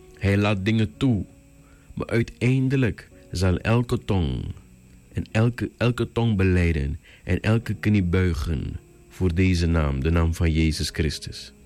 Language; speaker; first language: Dutch; native; Dutch